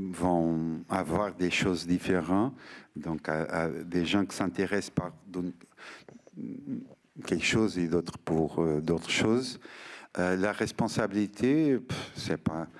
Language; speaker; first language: French; non-native, fluent; Portuguese